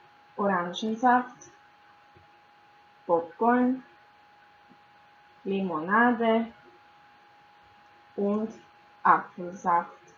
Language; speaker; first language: German; non-native, fluent; Croatian